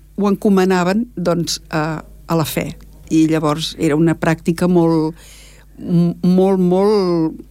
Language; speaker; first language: Catalan; native; Catalan